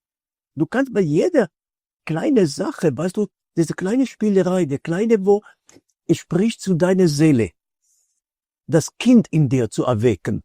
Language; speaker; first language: German; non-native, fluent; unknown